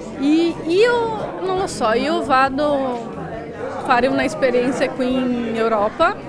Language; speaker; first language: Italian; non-native, fluent; Portuguese